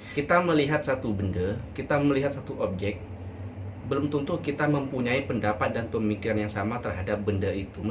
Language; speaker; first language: Indonesian; non-native, local second language; Madurese